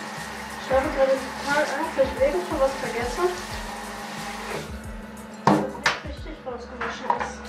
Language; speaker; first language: German; native; German